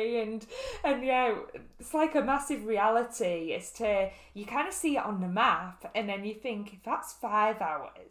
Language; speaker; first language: English; native; English